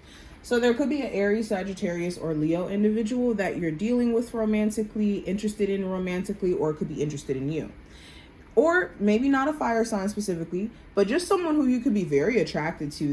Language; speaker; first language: English; native; English